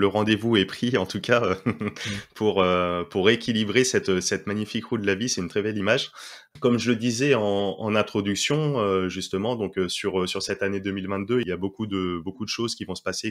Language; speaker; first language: French; native; French